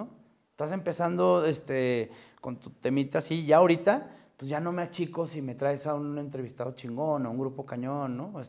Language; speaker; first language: Spanish; native; Spanish